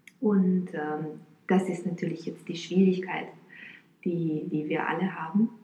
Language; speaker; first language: German; non-native, fluent; Romanian